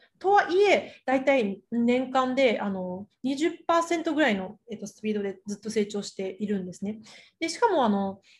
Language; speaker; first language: Japanese; early bilingual, other home language; Chinese